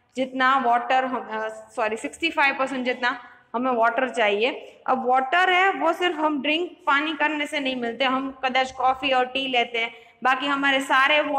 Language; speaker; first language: Hindi; non-native, local second language; Gujarati